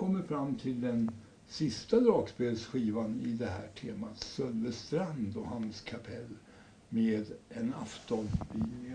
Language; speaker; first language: Swedish; native; Swedish